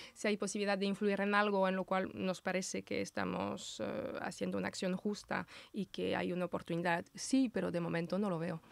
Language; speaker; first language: Spanish; non-native, fluent; French